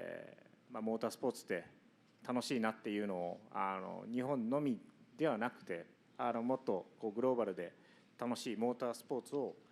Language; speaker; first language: Japanese; native; Japanese